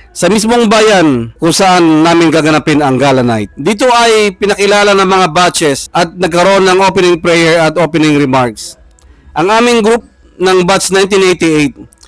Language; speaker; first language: Filipino; non-native, local second language; Pangasinan